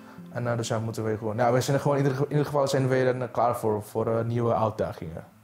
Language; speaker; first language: Dutch; non-native, fluent; Indonesian